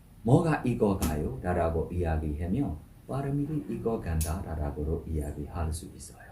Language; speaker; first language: Korean; non-native, learner; Burmese